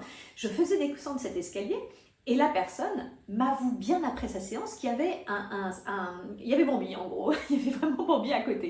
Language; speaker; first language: French; native; French